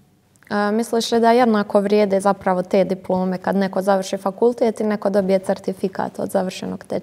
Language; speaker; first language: Croatian; native; Croatian